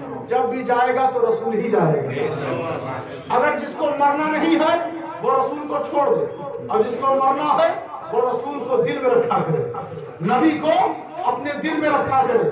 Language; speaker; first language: Urdu; native; Urdu